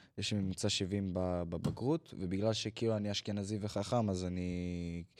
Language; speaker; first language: Hebrew; native; Hebrew